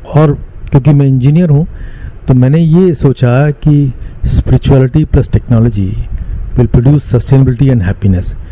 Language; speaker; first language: Hindi; native; Hindi